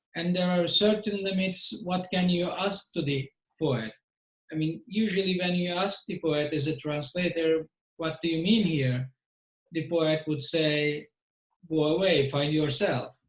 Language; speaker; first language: English; non-native, fluent; Turkish